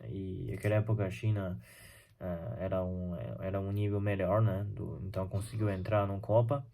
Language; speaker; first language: Portuguese; non-native, fluent; Chinese